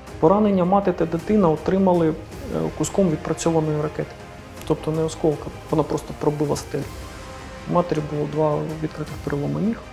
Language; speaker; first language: Ukrainian; non-native, local second language; Russian